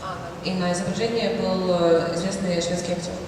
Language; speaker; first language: Russian; native; Russian